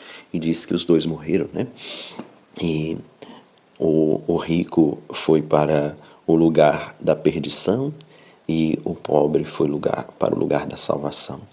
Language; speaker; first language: Portuguese; native; Portuguese